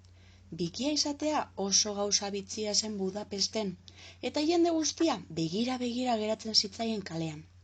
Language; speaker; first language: Basque; native; Basque